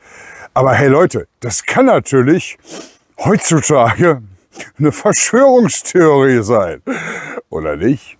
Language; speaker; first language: German; native; German